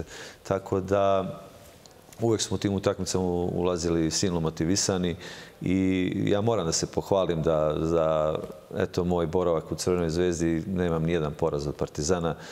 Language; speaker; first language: Serbian; native; Serbian